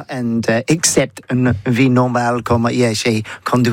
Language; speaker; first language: French; non-native, learner; English